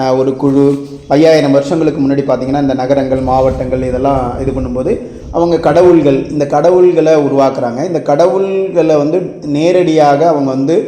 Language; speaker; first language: Tamil; native; Tamil